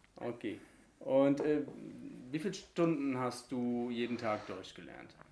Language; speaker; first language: German; native; German